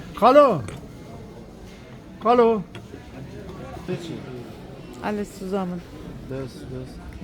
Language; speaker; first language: German; non-native, learner; Turkish